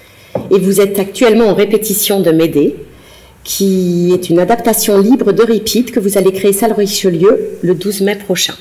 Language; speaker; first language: French; native; French